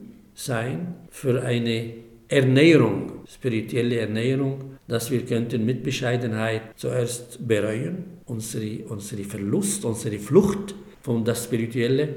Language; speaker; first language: German; non-native, fluent; Arabic